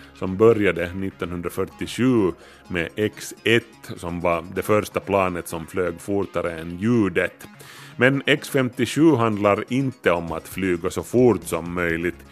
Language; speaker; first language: Swedish; native; Swedish